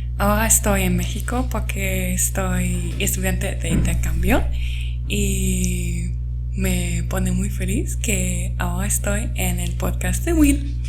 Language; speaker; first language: Spanish; non-native, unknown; German